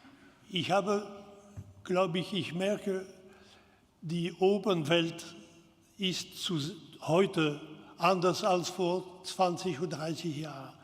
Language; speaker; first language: German; non-native, fluent; French